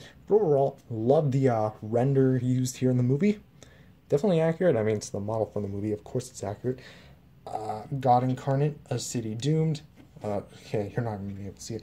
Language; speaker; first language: English; native; English